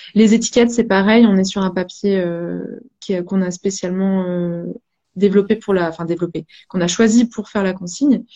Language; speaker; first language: French; native; French